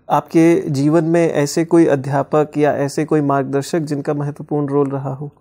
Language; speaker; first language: Hindi; native; Hindi